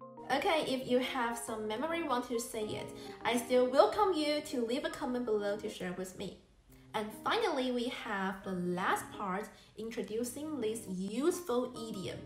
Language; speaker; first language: English; non-native, fluent; Chinese